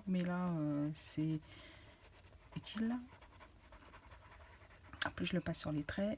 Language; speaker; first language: French; native; French